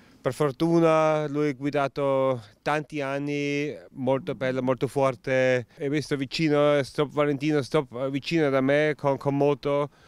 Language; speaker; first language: Italian; non-native, learner; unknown